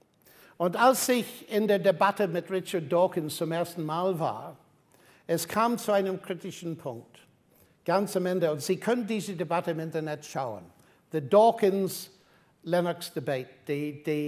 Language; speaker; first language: German; non-native, fluent; English